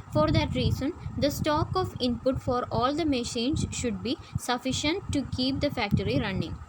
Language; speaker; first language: English; non-native, local second language; Malayalam